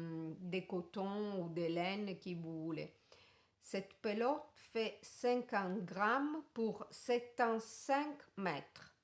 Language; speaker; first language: French; non-native, fluent; Italian